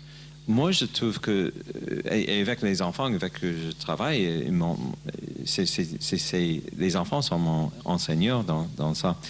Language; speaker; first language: French; non-native, learner; English